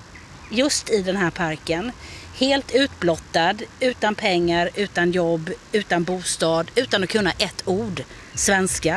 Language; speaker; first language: Swedish; native; Swedish